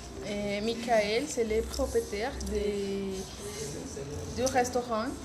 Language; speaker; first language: French; non-native, learner; Spanish